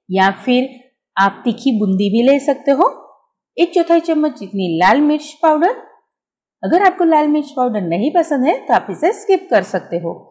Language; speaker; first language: Hindi; non-native, local second language; Gujarati